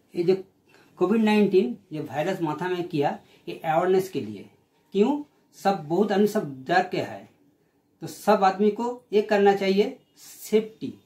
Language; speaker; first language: Hindi; non-native, local second language; Bangla